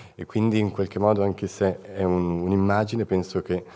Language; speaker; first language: Italian; native; Italian